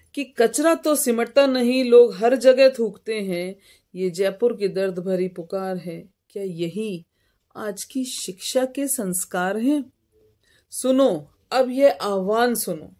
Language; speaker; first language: Hindi; native; Hindi